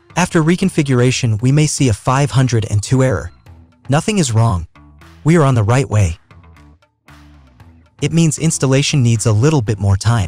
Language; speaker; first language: English; non-native, fluent; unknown